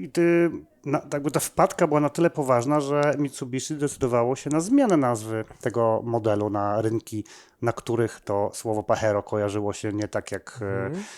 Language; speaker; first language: Polish; native; Polish